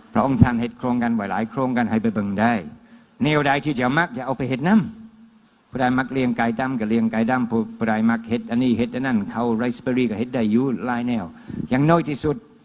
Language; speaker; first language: Thai; non-native, fluent; English